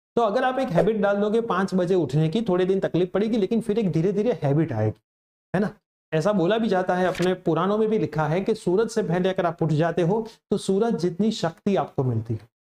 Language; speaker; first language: Hindi; non-native, local second language; Gujarati